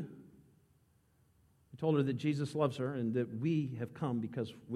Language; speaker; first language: English; native; English